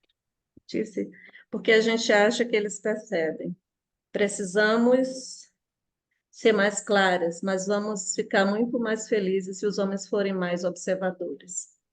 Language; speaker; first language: Portuguese; native; Portuguese